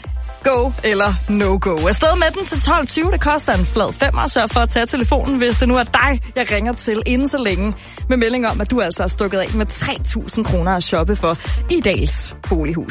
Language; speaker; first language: Danish; native; Danish